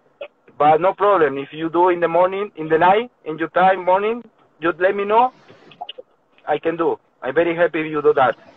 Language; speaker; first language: English; non-native, learner; Spanish